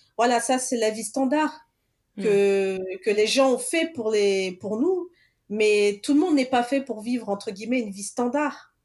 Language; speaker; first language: French; early bilingual, other home language; Portuguese